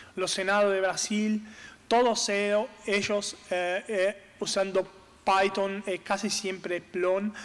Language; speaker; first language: Spanish; non-native, learner; Portuguese